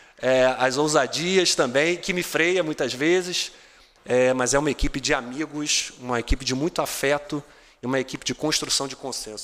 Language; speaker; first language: Portuguese; native; Portuguese